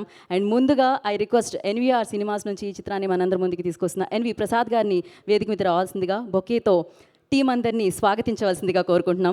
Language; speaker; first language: Telugu; native; Telugu